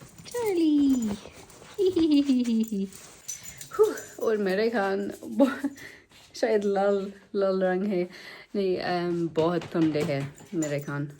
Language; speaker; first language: Hindi; non-native, learner; English